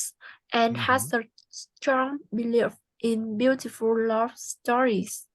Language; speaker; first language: English; non-native, learner; Vietnamese